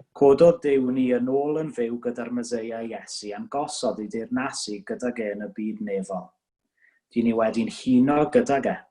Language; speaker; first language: Welsh; native; Welsh